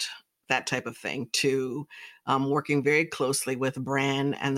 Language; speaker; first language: English; native; English